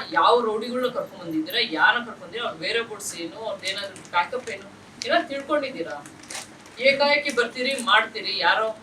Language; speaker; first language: Kannada; native; Kannada